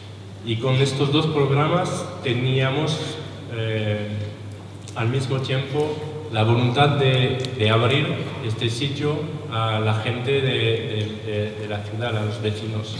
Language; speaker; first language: Spanish; non-native, learner; French